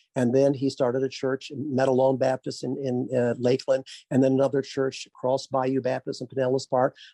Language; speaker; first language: English; native; English